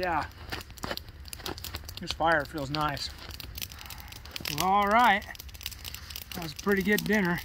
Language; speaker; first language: English; native; English